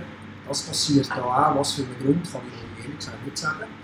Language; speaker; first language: German; native; German